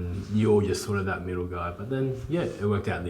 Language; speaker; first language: English; native; English